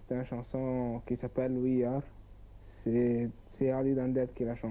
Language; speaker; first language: French; non-native, learner; Arabic